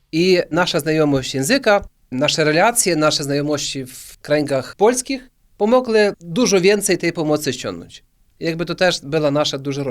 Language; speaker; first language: Polish; early bilingual, heritage; Polish